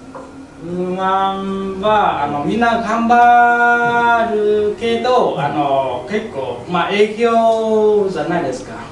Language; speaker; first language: Japanese; non-native, learner; Vietnamese